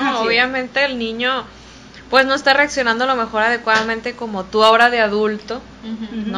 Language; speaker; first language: Spanish; native; Spanish